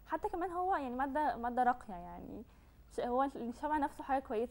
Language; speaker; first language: Arabic; native; Arabic